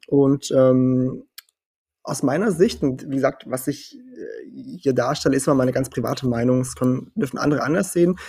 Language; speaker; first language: German; early bilingual, heritage; German